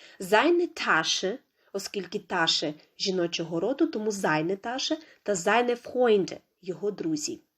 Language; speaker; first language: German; non-native, fluent; Ukrainian